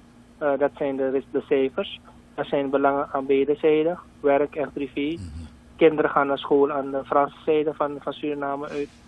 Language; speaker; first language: Dutch; native; Dutch